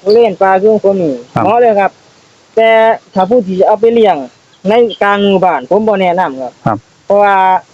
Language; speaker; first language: Thai; native; Thai